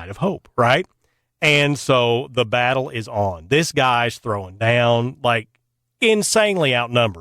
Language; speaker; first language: English; native; English